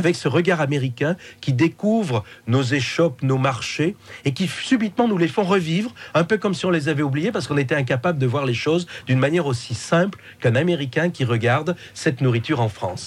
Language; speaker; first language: French; native; French